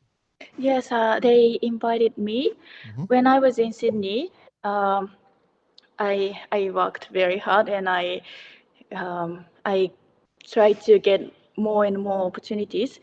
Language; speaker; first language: English; non-native, learner; Japanese